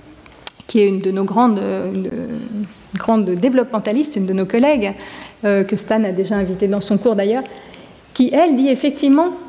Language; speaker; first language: French; native; French